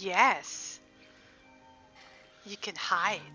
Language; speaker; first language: English; native; English